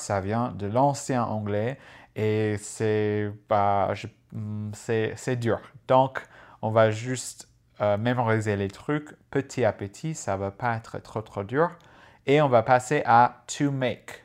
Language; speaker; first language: French; non-native, fluent; English